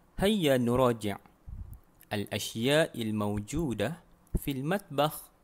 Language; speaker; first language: Arabic; non-native, fluent; Malay